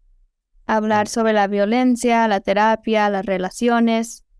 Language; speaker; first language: Spanish; early bilingual, heritage; Spanish